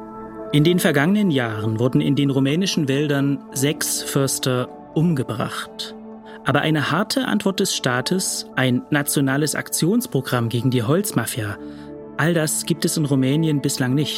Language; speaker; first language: German; native; German